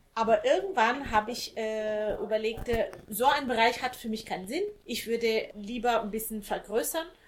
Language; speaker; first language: German; non-native, fluent; Italian